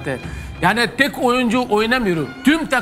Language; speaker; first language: Turkish; non-native, learner; French